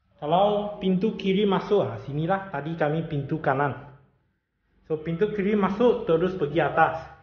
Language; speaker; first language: Malay; non-native, local second language; Chinese